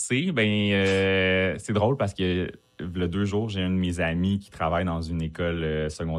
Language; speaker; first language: French; native; French